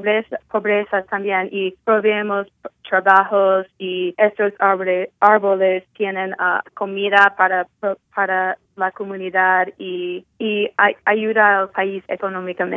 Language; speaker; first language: Spanish; non-native, learner; English